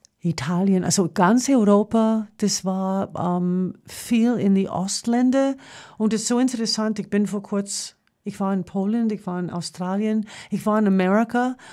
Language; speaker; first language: German; non-native, fluent; English